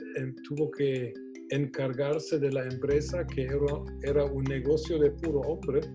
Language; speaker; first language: Spanish; non-native, fluent; German